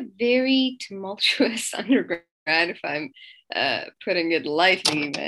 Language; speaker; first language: English; non-native, fluent; Persian